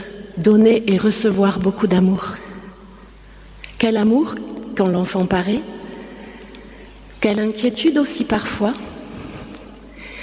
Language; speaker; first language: French; native; French